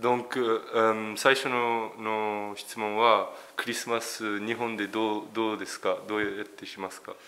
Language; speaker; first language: Japanese; early bilingual, heritage; French